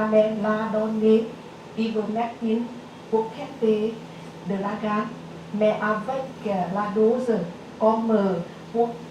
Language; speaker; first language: French; non-native, learner; Vietnamese